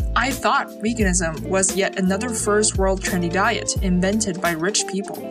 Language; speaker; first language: English; early bilingual, other home language; Chinese